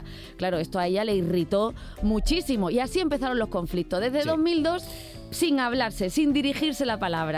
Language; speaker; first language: Spanish; native; Spanish